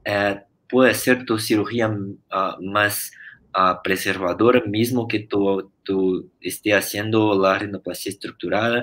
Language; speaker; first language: Spanish; non-native, fluent; Portuguese